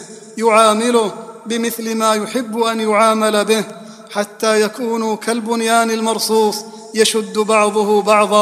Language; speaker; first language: Arabic; native; Arabic